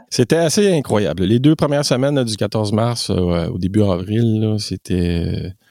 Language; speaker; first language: French; native; French